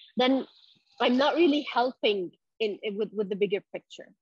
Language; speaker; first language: English; non-native, fluent; Arabic